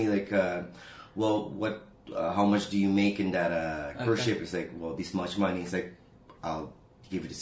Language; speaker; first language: English; non-native, local second language; Filipino